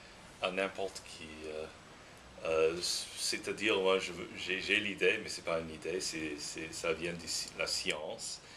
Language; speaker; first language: French; non-native, fluent; English